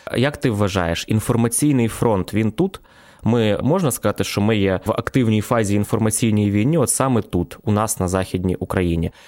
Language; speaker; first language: Ukrainian; native; Ukrainian